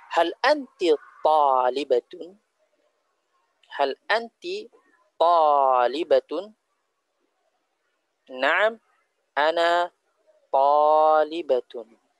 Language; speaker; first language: Arabic; non-native, fluent; Indonesian